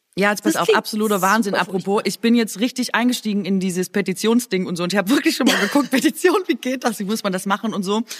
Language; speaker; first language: German; non-native, local second language; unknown